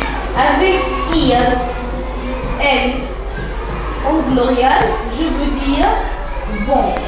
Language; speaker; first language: French; non-native, fluent; Arabic